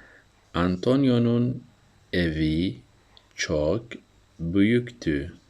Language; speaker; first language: Turkish; non-native, learner; Central Kurdish